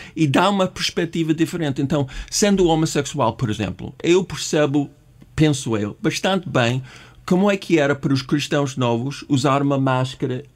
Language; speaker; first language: Portuguese; non-native, fluent; English